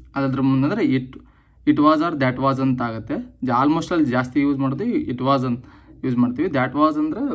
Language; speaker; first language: Kannada; native; Kannada